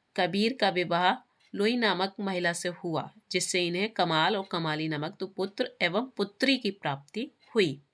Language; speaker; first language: Hindi; native; Hindi